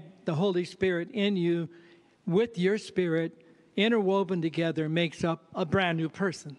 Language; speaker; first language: English; native; English